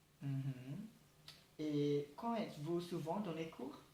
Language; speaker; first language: French; non-native, learner; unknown